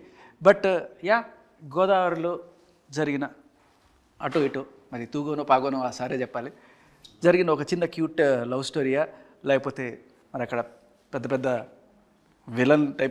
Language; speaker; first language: Telugu; native; Telugu